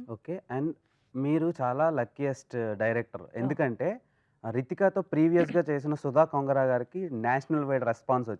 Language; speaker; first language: Telugu; native; Telugu